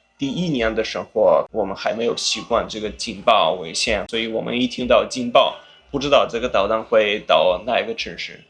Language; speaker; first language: Chinese; non-native, fluent; Ukrainian